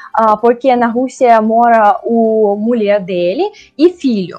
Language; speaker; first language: Portuguese; non-native, learner; Russian